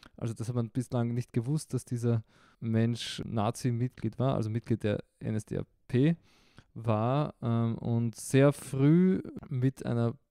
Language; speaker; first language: German; non-native, local second language; Croatian